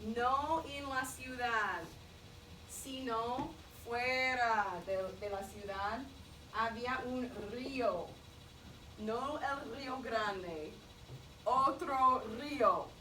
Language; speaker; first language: Spanish; non-native, fluent; English